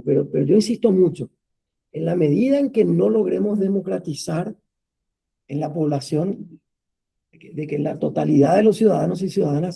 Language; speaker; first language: Spanish; native; Spanish